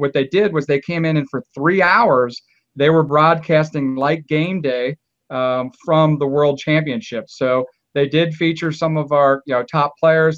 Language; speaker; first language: English; native; English